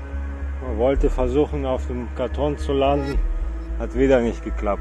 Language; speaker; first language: German; non-native, fluent; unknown